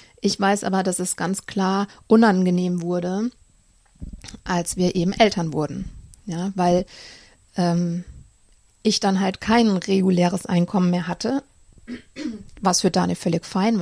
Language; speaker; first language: German; native; German